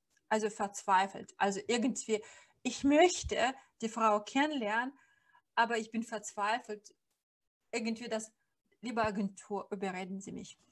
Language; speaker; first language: German; non-native, fluent; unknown